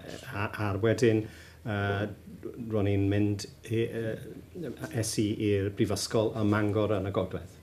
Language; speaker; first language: Welsh; non-native, local second language; English